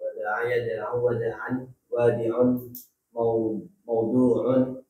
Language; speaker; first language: Arabic; non-native, learner; Indonesian